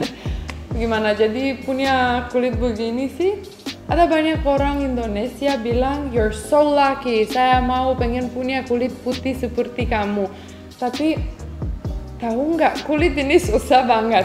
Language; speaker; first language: Indonesian; non-native, fluent; Romanian